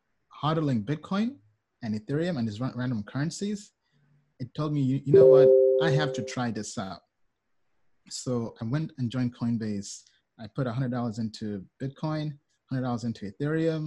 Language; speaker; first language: English; native; English